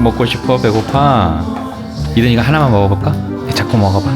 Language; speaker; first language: Korean; native; Korean